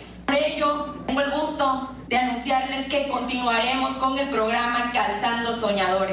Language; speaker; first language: Spanish; native; Spanish